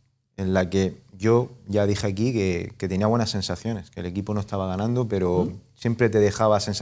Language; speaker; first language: Spanish; native; Spanish